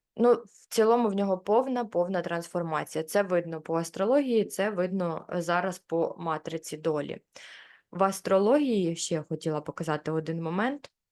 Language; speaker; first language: Ukrainian; non-native, local second language; Russian